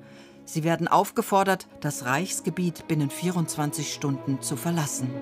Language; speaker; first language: German; native; German